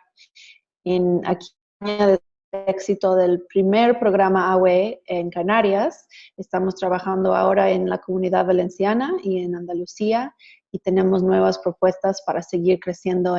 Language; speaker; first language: Spanish; non-native, fluent; English